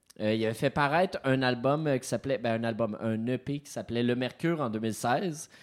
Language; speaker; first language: French; native; French